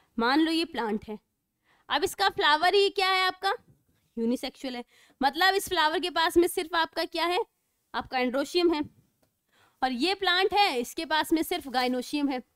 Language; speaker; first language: Hindi; native; Hindi